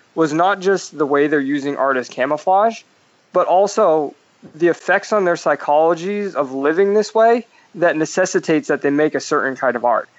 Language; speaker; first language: English; native; English